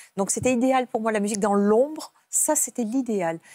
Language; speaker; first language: French; native; French